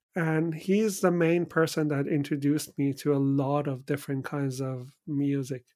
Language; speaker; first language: English; early bilingual, other home language; Persian